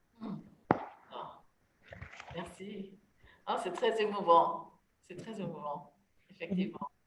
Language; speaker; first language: French; non-native, fluent; English